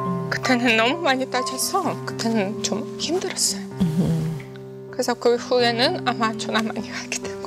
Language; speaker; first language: Korean; non-native, fluent; Russian